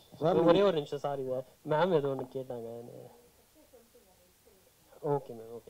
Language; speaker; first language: Tamil; native; Tamil